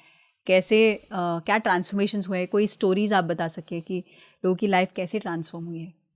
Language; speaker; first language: Hindi; native; Hindi